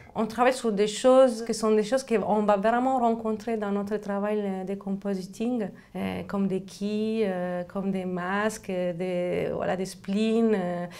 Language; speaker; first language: French; non-native, fluent; Italian